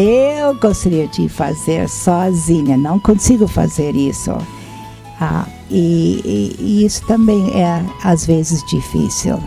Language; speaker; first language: Portuguese; non-native, fluent; English